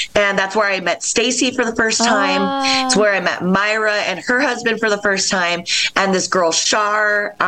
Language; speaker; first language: English; native; English